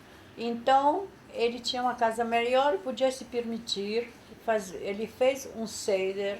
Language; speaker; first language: Portuguese; non-native, fluent; Polish